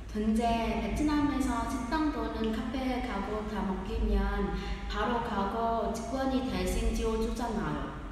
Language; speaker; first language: Korean; non-native, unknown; Vietnamese